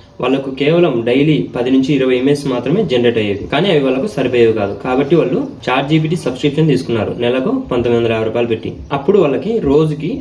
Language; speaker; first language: Telugu; native; Telugu